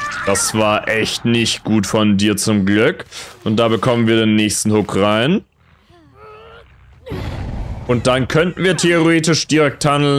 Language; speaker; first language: German; native; German